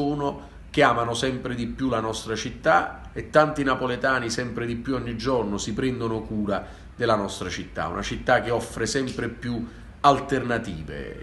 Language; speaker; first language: Italian; native; Italian